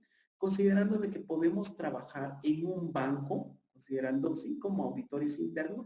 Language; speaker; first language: Spanish; native; Spanish